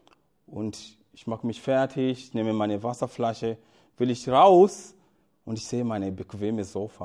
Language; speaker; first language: German; non-native, fluent; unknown